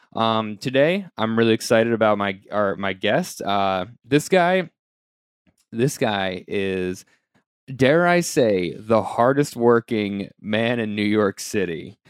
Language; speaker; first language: English; native; English